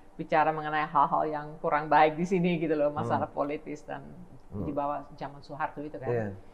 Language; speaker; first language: Indonesian; non-native, fluent; Dutch